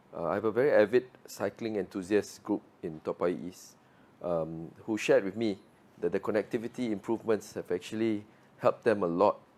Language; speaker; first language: English; non-native, local second language; Malay